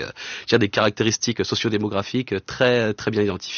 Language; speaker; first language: French; native; French